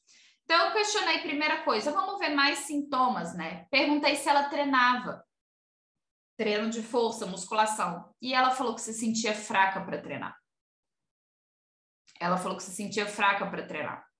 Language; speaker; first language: Portuguese; native; Portuguese